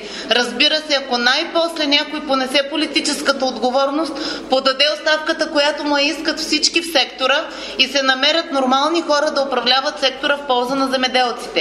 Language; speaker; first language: Bulgarian; native; Bulgarian